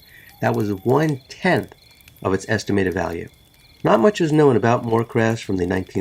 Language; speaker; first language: English; native; English